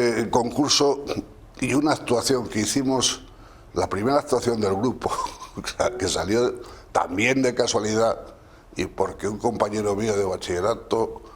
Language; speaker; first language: Spanish; native; Spanish